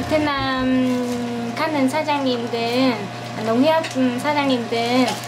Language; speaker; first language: Korean; non-native, learner; Vietnamese